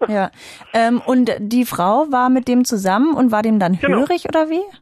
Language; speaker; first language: German; native; German